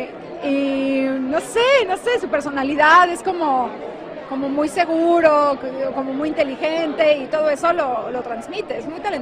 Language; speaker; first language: Spanish; native; Spanish